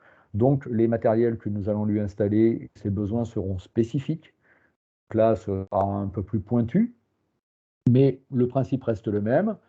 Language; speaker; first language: French; native; French